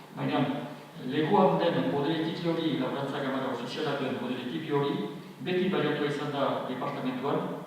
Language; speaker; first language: Basque; native; Basque